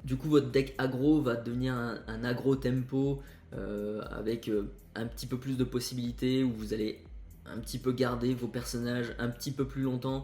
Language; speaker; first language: French; native; French